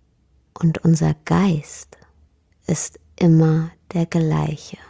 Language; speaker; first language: German; native; German